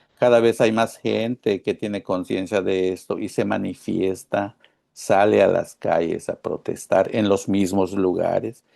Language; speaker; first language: Spanish; non-native, local second language; Yucateco